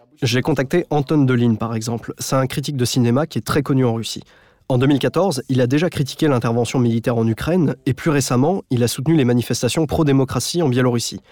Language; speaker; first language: French; native; French